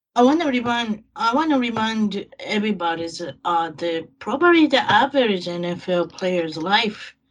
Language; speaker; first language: English; non-native, learner; Japanese